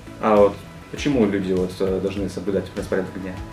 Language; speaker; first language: Russian; native; Russian